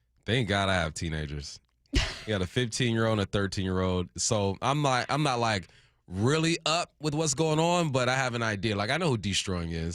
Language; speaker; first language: English; native; English